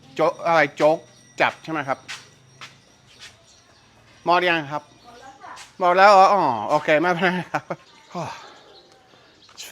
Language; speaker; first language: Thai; non-native, learner; English